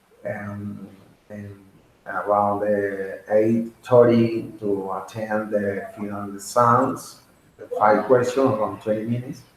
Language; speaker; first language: English; non-native, learner; Spanish